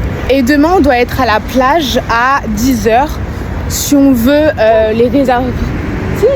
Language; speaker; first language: French; native; French